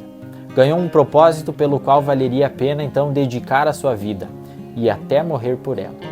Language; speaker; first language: Portuguese; native; Portuguese